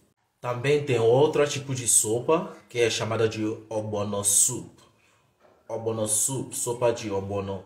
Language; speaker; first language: Portuguese; non-native, fluent; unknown